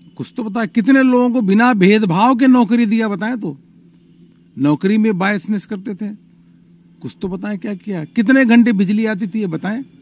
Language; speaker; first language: Hindi; native; Hindi